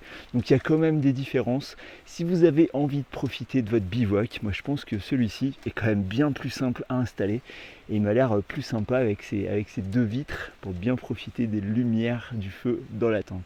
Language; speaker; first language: French; native; French